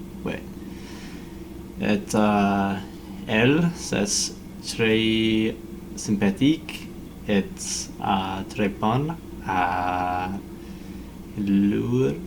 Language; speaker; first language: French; non-native, learner; English